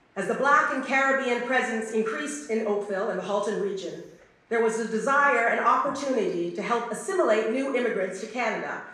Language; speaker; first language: English; native; English